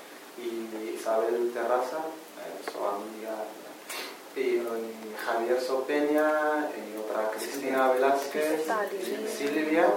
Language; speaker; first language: Spanish; non-native, learner; Arabic